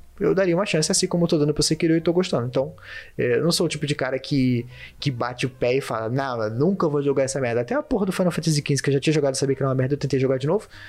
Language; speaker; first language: Portuguese; native; Portuguese